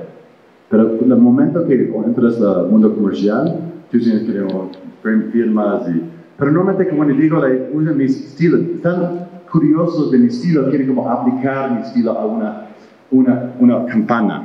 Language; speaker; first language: Spanish; non-native, fluent; English